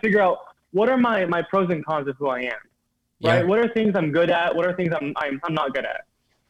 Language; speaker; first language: English; native; English